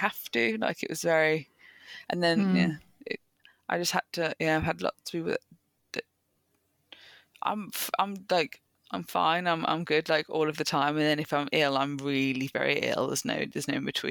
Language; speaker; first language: English; native; English